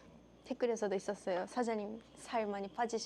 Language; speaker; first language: Korean; non-native, fluent; Japanese